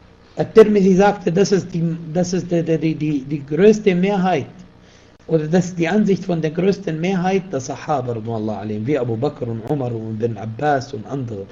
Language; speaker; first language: German; non-native, fluent; Arabic